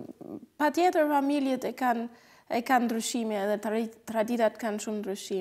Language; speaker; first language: Albanian; non-native, fluent; German